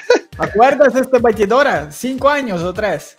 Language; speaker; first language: Spanish; non-native, learner; Ukrainian